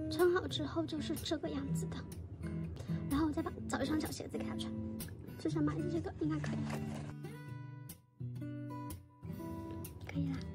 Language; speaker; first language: Chinese; native; Chinese